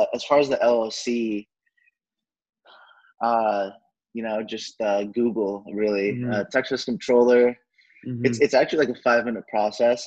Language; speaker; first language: English; native; English